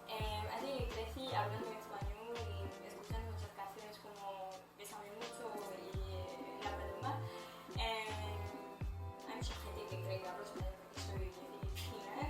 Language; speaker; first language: Spanish; early bilingual, heritage; Spanish